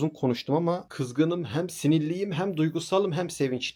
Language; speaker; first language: Turkish; native; Turkish